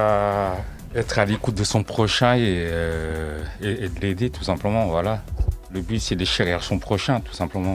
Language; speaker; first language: French; native; French